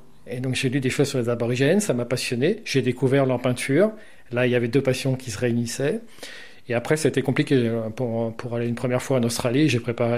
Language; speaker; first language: French; native; French